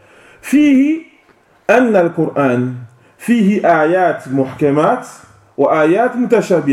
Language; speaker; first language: Arabic; non-native, fluent; French